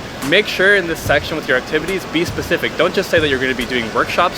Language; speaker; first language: English; native; English